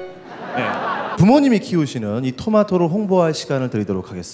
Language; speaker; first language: Korean; native; Korean